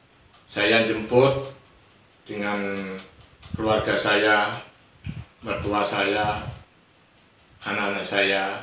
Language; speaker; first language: Indonesian; non-native, local second language; Javanese